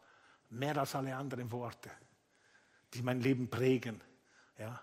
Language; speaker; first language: German; non-native, fluent; Italian